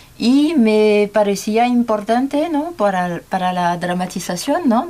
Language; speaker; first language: Spanish; non-native, learner; French